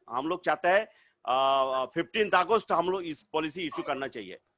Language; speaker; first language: Hindi; non-native, local second language; Bangla